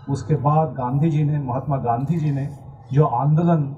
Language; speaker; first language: Hindi; non-native, local second language; Bangla